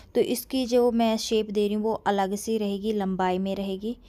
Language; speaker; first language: Hindi; native; Hindi